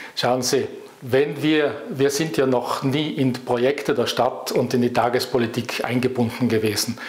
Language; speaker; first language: German; native; German